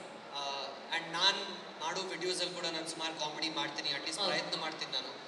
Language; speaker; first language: Kannada; non-native, local second language; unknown